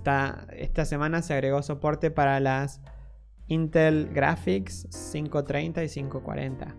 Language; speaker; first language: Spanish; native; Spanish